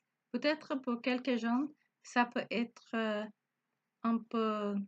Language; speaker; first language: French; non-native, learner; Spanish